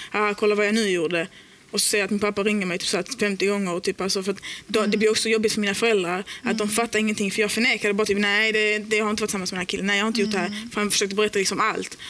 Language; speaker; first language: Swedish; early bilingual, other home language; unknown